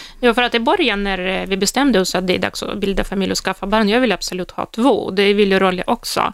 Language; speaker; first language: Swedish; non-native, fluent; Russian